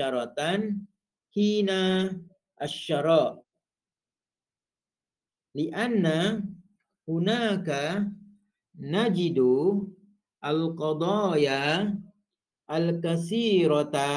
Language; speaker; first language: Arabic; non-native, fluent; Malay